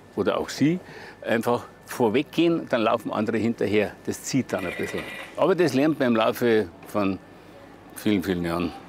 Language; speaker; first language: German; native; German